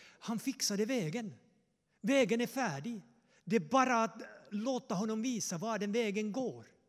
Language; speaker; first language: Swedish; non-native, fluent; Finnish